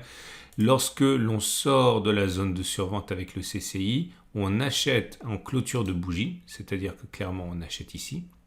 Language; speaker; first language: French; native; French